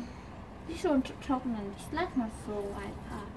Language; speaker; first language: German; non-native, learner; Vietnamese